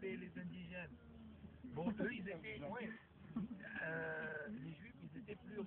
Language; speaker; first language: French; non-native, local second language; Arabic